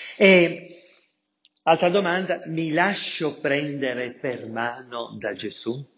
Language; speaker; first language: Italian; native; Italian